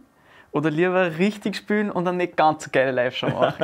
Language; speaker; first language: German; native; German